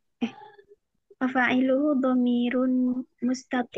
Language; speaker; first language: Arabic; non-native, learner; Indonesian